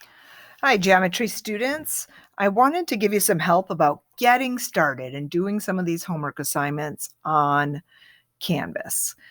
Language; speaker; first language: English; native; English